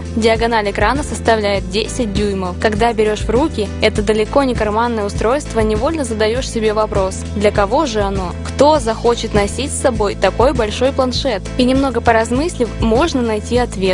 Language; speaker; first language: Russian; native; Russian